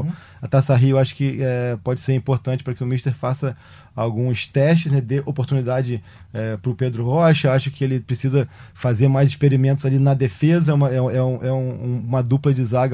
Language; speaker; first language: Portuguese; native; Portuguese